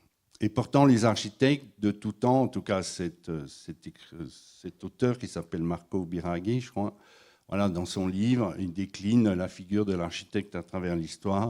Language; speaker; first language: French; native; French